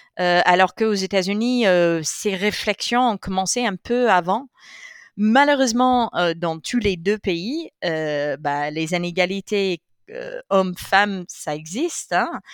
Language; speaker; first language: French; non-native, fluent; English